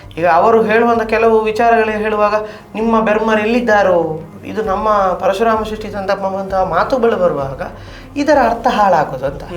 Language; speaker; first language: Kannada; non-native, local second language; Tulu